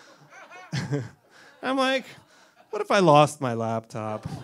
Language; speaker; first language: English; native; English